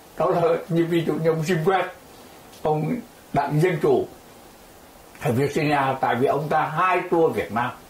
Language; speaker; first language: Vietnamese; native; Vietnamese